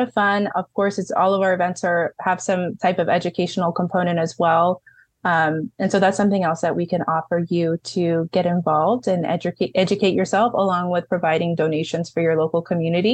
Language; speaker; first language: English; native; English